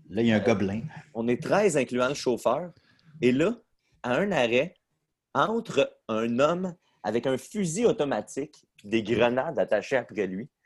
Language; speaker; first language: French; native; French